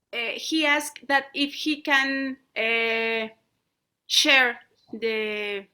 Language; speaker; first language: English; non-native, learner; Spanish